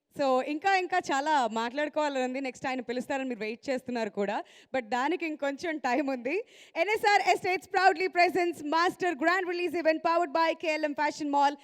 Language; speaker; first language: Telugu; native; Telugu